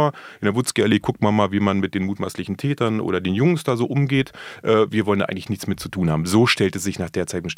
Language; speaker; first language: German; native; German